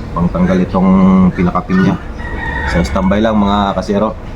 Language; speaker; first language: Filipino; non-native, local second language; Bikol